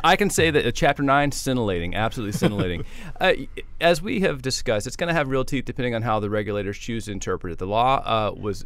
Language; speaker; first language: English; native; English